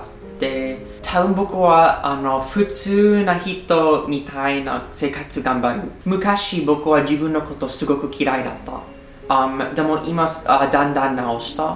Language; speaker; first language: Japanese; non-native, learner; English